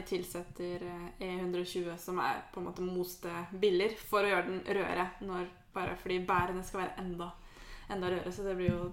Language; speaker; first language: Norwegian; native; Norwegian